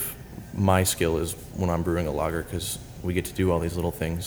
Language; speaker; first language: English; native; English